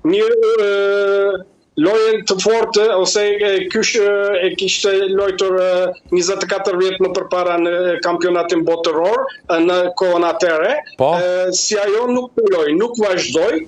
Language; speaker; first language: Albanian; early bilingual, heritage; Albanian